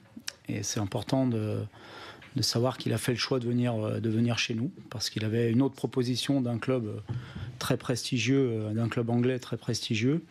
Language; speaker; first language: French; native; French